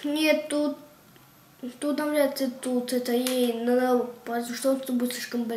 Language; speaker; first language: Russian; native; Russian